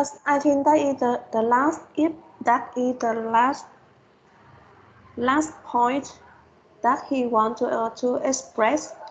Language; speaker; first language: English; non-native, learner; Vietnamese